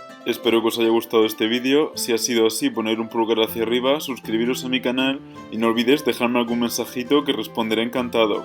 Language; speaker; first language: Spanish; native; Spanish